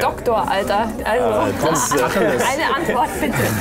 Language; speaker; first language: German; native; German